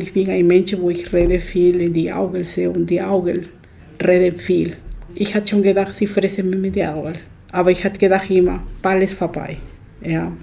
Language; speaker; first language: German; non-native, learner; Spanish